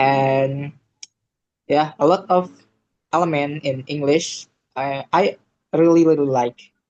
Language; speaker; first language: English; non-native, learner; Indonesian